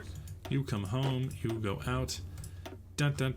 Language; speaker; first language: English; native; English